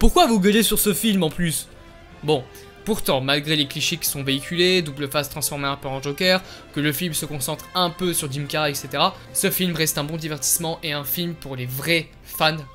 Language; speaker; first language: French; native; French